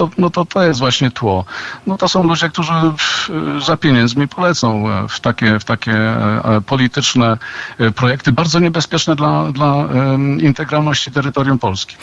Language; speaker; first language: Polish; native; Polish